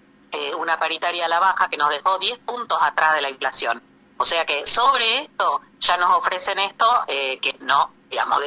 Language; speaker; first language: Spanish; native; Spanish